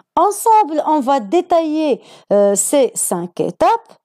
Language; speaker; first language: French; non-native, local second language; Arabic